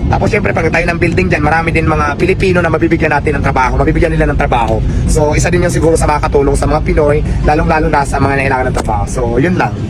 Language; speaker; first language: Filipino; native; Filipino